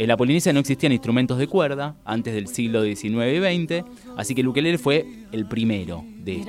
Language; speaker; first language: Spanish; native; Spanish